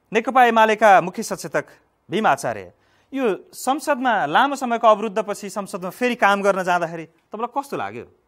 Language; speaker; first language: Nepali; native; Nepali